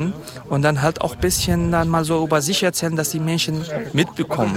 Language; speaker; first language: German; non-native, fluent; Kurdish